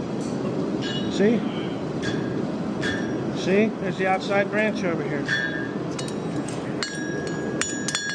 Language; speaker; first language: English; native; English